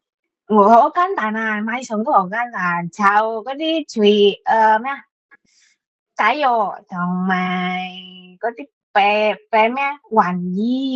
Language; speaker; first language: Cantonese; non-native, learner; Indonesian